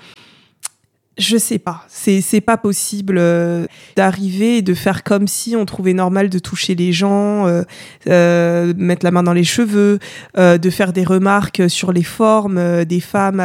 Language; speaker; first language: French; native; French